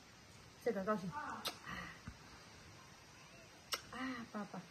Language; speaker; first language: Chinese; non-native, learner; Nepali